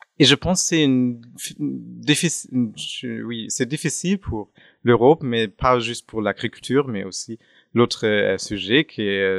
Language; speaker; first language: French; non-native, fluent; German